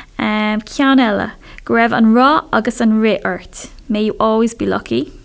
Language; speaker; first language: Irish; non-native, local second language; English